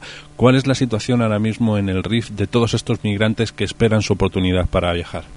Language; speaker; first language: Spanish; native; Spanish